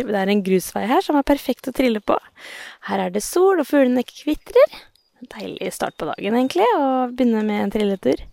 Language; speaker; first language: Norwegian; native; Norwegian